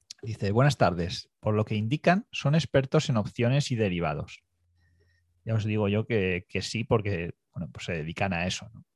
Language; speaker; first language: Spanish; native; Spanish